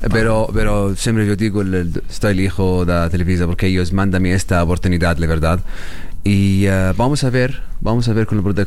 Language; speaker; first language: Spanish; non-native, learner; Arabic